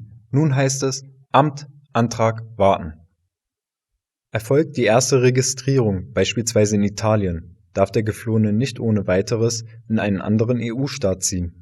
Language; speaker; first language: German; native; German